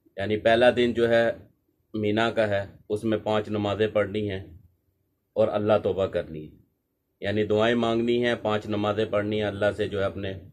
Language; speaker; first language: Urdu; non-native, local second language; Punjabi